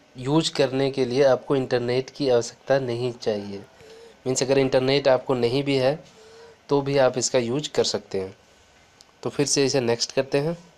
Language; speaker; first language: Hindi; native; Hindi